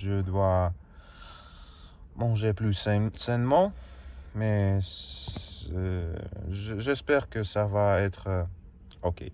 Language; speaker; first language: French; non-native, learner; Russian